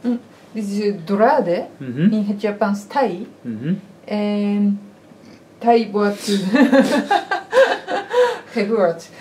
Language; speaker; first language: Dutch; non-native, fluent; Japanese